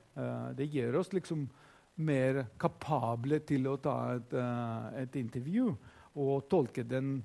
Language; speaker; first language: Norwegian; non-native, fluent; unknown